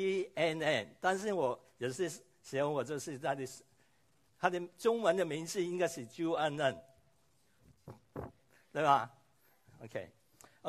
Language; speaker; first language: Chinese; non-native, local second language; Cantonese